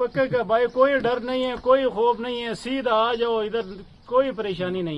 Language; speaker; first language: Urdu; non-native, local second language; Pashto